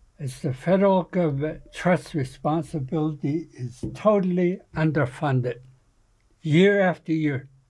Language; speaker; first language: English; non-native, local second language; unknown